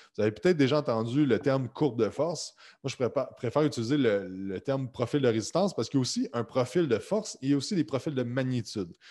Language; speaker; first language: French; native; French